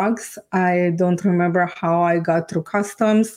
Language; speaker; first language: English; non-native, fluent; Ukrainian